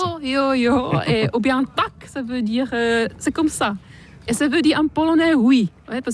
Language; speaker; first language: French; non-native, fluent; Czech